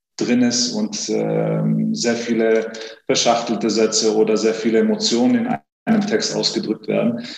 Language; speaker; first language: German; early bilingual, other home language; Greek